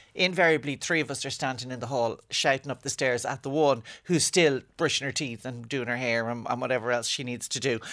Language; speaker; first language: English; native; English